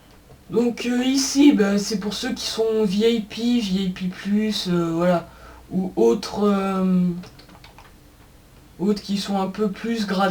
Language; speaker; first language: French; native; French